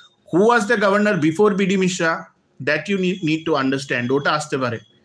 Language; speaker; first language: English; non-native, local second language; Bangla